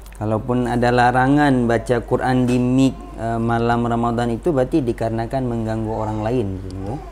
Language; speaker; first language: Malay; non-native, local second language; Achinese